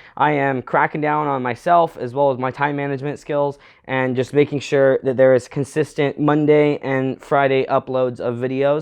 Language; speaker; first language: English; native; English